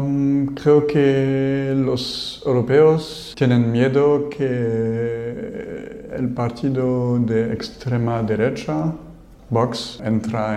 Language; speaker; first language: Spanish; non-native, fluent; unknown